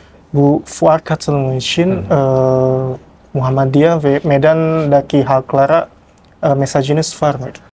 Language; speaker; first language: Turkish; non-native, learner; Indonesian